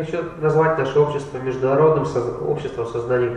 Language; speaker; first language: Russian; native; Russian